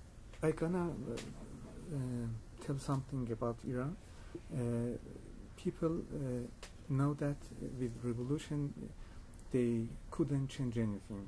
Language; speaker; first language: English; non-native, learner; Persian